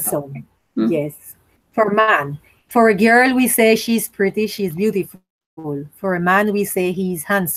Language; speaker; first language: English; non-native, fluent; Spanish